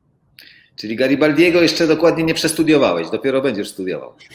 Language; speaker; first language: Polish; native; Polish